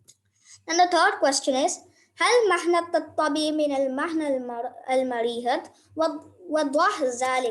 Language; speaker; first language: Arabic; non-native, learner; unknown